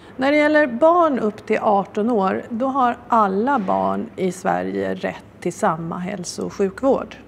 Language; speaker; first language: Swedish; native; Swedish